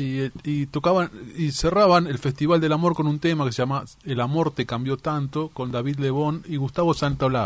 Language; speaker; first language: Spanish; native; Spanish